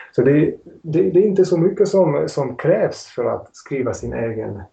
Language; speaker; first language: Swedish; non-native, fluent; Hungarian